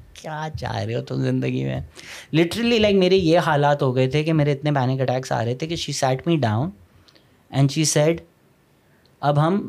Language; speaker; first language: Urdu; native; Urdu